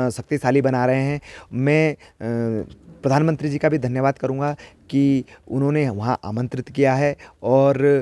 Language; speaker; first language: Hindi; native; Hindi